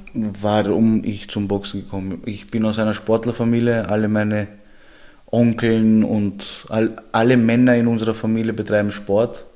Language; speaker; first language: German; early bilingual, other home language; Georgian